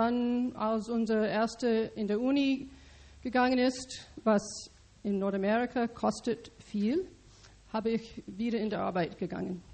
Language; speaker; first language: German; non-native, learner; English